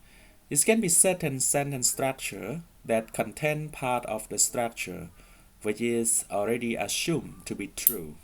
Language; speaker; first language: English; non-native, fluent; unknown